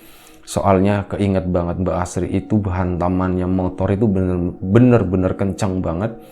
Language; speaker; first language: Indonesian; native; Indonesian